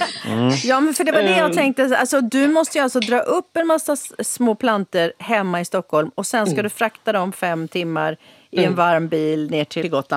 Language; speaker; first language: Swedish; native; Swedish